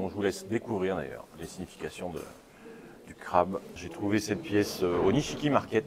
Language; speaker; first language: French; native; French